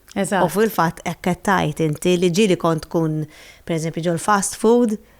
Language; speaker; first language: Maltese; native; Maltese